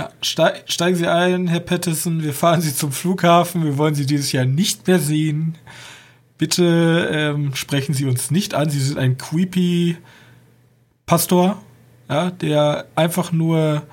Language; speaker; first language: German; native; German